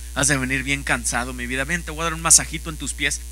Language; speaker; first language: Spanish; native; Spanish